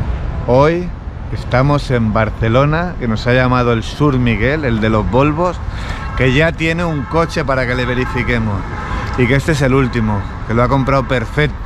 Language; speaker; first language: Spanish; native; Spanish